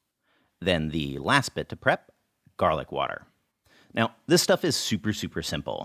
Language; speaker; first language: English; native; English